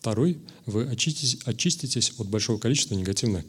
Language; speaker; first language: Russian; native; Russian